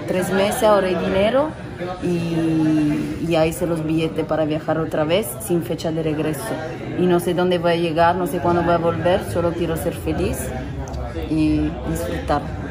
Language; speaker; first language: Spanish; native; Spanish